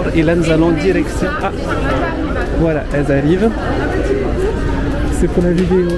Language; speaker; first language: French; native; French